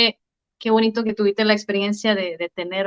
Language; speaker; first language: Spanish; early bilingual, heritage; Spanish